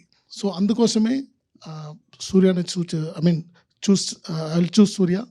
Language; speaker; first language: Telugu; non-native, learner; Tamil